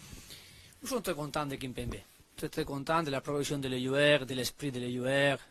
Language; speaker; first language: French; non-native, learner; Spanish